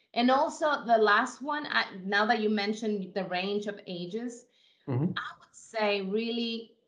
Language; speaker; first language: English; non-native, fluent; Spanish